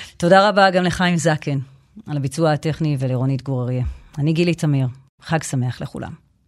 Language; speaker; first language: Hebrew; native; Hebrew